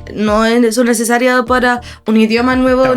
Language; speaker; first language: Spanish; non-native, fluent; English